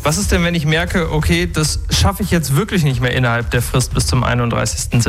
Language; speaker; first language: German; native; German